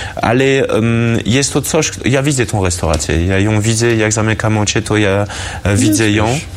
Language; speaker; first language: Polish; non-native, fluent; French